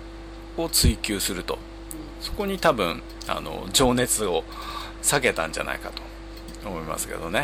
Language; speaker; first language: Japanese; native; Japanese